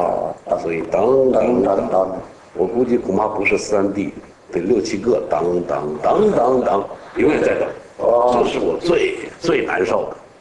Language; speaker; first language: Chinese; native; Chinese